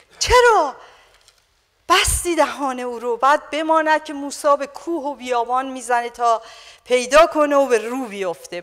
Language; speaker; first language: Persian; native; Persian